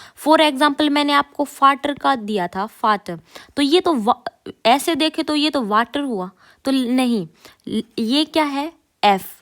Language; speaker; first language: Hindi; native; Hindi